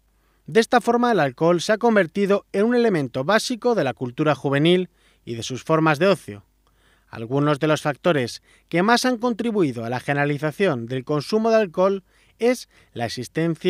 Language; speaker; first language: Spanish; native; Spanish